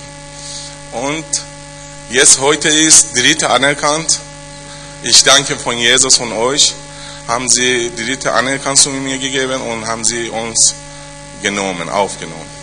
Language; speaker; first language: German; non-native, learner; Persian